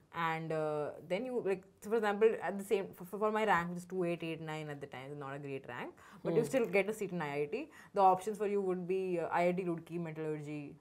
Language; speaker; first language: English; non-native, local second language; Hindi